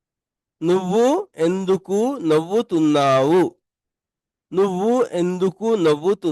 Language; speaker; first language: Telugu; non-native, local second language; Urdu